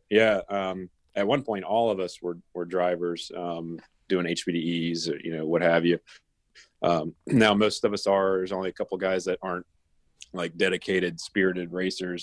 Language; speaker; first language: English; native; English